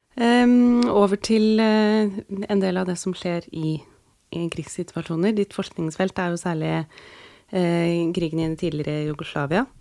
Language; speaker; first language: Norwegian; native; Norwegian